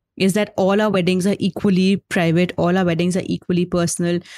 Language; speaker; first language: English; non-native, local second language; Hindi